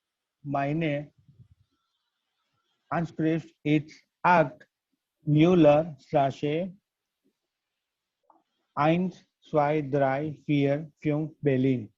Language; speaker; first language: German; non-native, learner; Gujarati